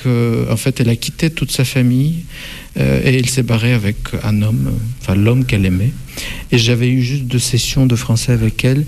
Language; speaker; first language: French; non-native, fluent; Russian